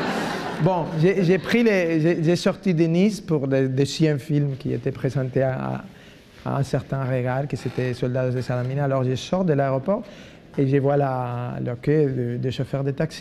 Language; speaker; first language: French; non-native, fluent; Spanish